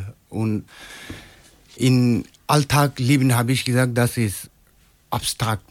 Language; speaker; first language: German; non-native, fluent; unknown